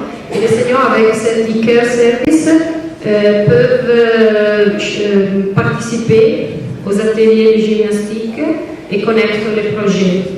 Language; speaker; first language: French; non-native, learner; Italian